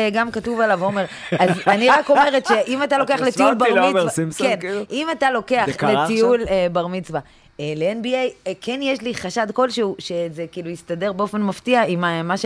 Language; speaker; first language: Hebrew; native; Hebrew